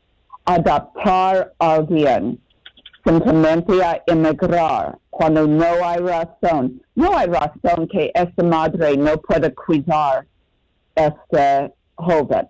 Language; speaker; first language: Spanish; non-native, fluent; English